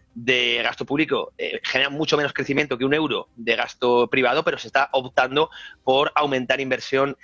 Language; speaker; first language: Spanish; native; Spanish